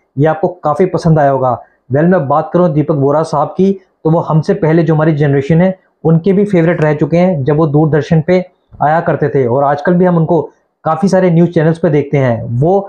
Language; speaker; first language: Hindi; native; Hindi